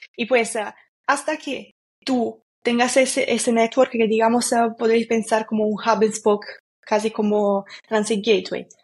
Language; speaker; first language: Spanish; non-native, fluent; Italian